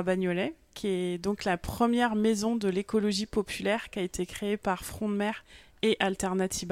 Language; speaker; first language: French; native; French